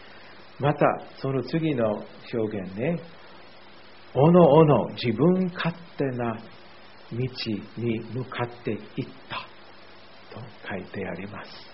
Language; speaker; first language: Japanese; non-native, fluent; English